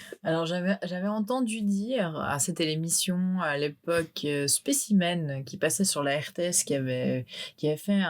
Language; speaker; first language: French; native; French